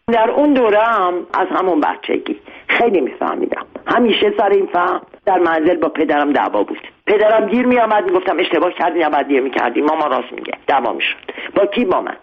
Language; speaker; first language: Persian; non-native, local second language; Armenian